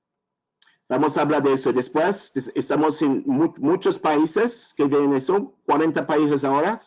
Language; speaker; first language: Spanish; non-native, learner; French